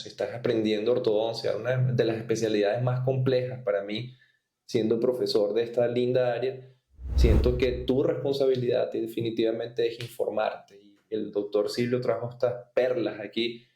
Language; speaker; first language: Spanish; native; Spanish